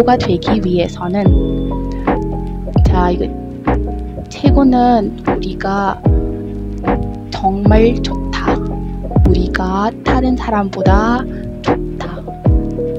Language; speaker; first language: Korean; non-native, learner; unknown